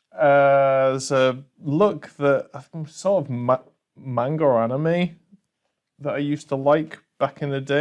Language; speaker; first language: English; native; English